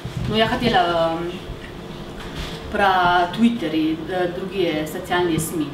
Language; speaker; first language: Russian; non-native, fluent; Slovenian